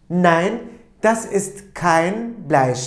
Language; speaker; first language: German; non-native, fluent; Turkish